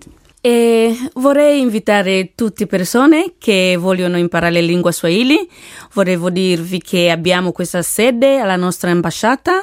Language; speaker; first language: Italian; non-native, learner; Swahili